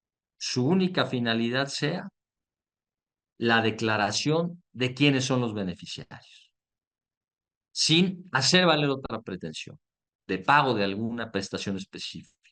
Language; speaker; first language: Spanish; native; Spanish